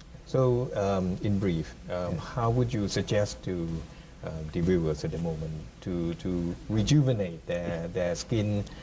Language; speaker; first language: English; non-native, fluent; Thai